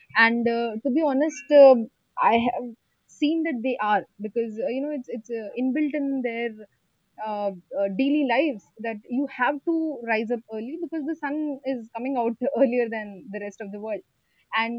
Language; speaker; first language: English; non-native, local second language; Hindi